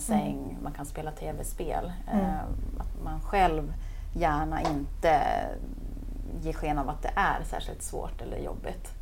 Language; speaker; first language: Swedish; native; Swedish